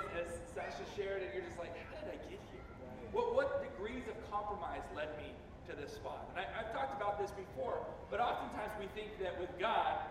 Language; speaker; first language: English; native; English